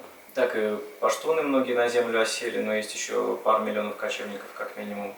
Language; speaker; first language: Russian; native; Russian